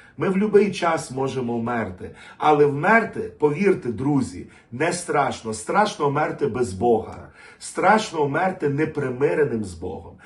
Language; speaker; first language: Ukrainian; native; Ukrainian